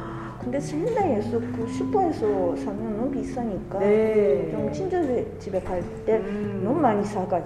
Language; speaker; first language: Korean; non-native, fluent; Japanese